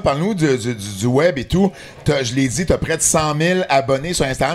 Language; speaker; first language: French; native; French